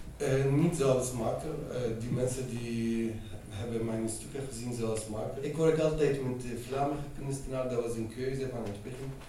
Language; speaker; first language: Dutch; non-native, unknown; Arabic